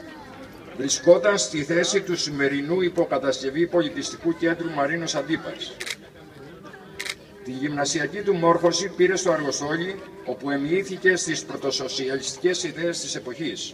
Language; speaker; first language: Greek; native; Greek